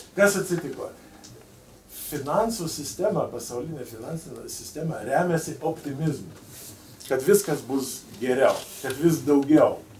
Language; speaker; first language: Lithuanian; early bilingual, heritage; Lithuanian